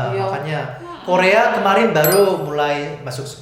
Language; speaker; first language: Indonesian; non-native, fluent; Korean